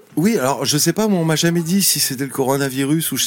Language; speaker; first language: French; native; French